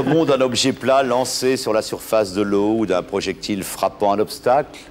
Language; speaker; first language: French; native; French